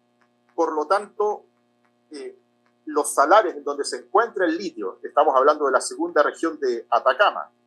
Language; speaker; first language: Spanish; native; Spanish